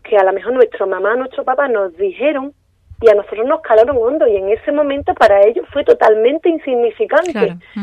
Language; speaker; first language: Spanish; native; Spanish